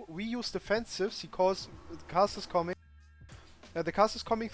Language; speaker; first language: English; non-native, fluent; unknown